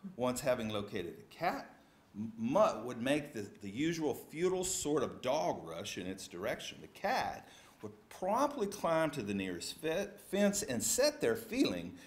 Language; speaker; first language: English; native; English